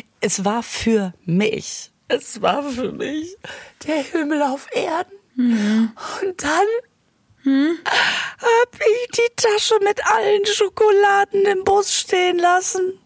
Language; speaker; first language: German; native; German